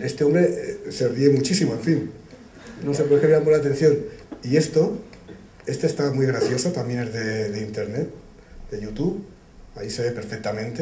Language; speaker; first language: Spanish; native; Spanish